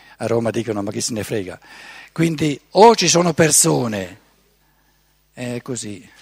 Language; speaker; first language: Italian; native; Italian